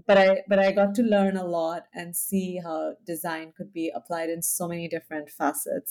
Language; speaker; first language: English; non-native, local second language; Hindi